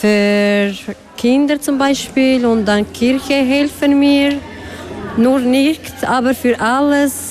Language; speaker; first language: German; non-native, learner; Albanian